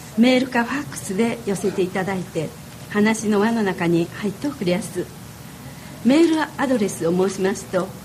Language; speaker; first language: Japanese; native; Japanese